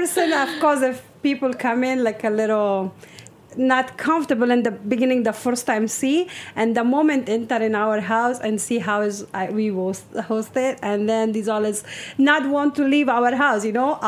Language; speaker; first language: English; non-native, learner; Persian